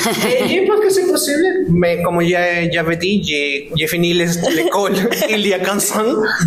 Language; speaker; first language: French; non-native, fluent; Spanish